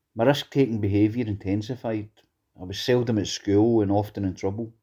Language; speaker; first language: English; native; English